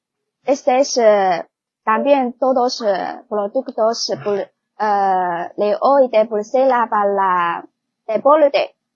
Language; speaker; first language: Spanish; non-native, learner; Chinese